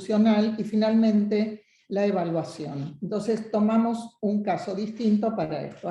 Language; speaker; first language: Spanish; native; Spanish